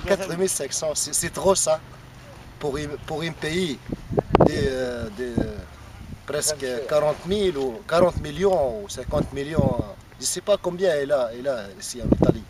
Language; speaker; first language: French; non-native, local second language; Arabic